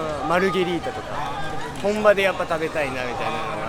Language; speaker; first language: Japanese; native; Japanese